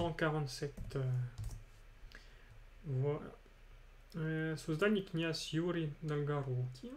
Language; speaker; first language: Russian; non-native, fluent; French